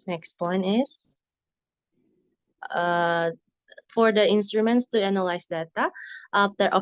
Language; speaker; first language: English; non-native, learner; Indonesian